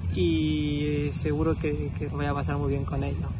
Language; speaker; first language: Spanish; native; Spanish